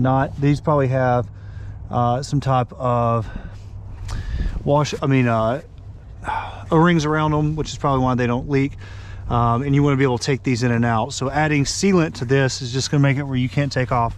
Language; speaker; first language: English; native; English